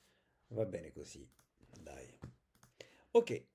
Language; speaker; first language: Italian; non-native, fluent; French